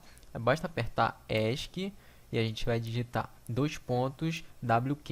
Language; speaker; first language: Portuguese; native; Portuguese